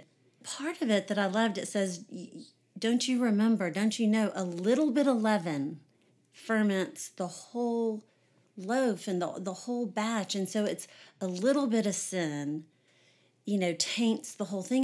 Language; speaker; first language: English; native; English